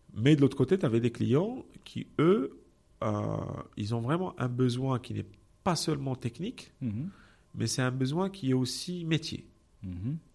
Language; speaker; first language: French; non-native, local second language; Arabic